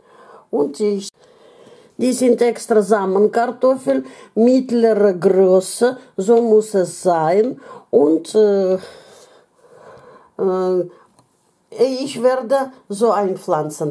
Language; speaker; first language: German; non-native, fluent; Russian